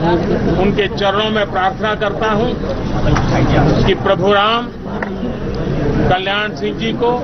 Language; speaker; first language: Hindi; non-native, local second language; Gujarati